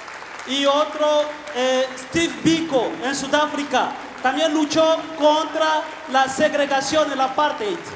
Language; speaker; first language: Spanish; non-native, fluent; Bembe